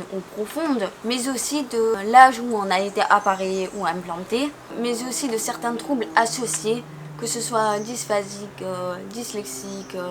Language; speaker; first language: French; native; French